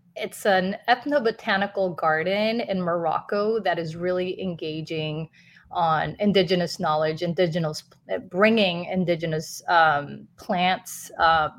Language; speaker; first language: English; non-native, fluent; Spanish